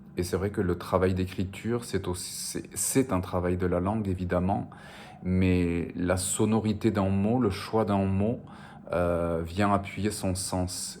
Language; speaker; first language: French; early bilingual, other home language; Spanish